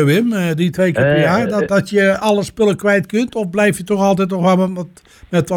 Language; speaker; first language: Dutch; native; Dutch